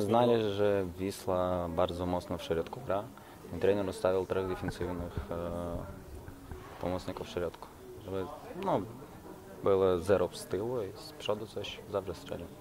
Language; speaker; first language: Polish; non-native, learner; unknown